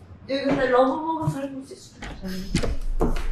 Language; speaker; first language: Korean; native; Korean